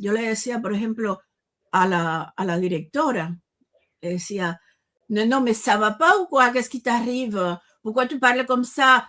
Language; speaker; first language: French; non-native, fluent; Spanish